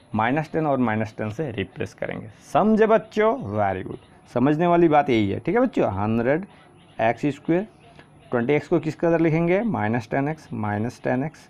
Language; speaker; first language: Hindi; non-native, local second language; Assamese